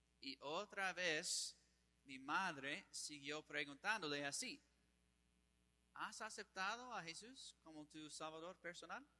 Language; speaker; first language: Spanish; non-native, fluent; English